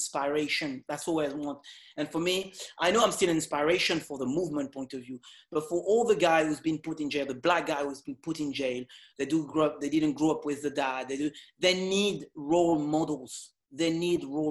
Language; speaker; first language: English; non-native, fluent; French